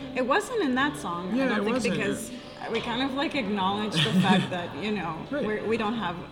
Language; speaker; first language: English; non-native, fluent; Hebrew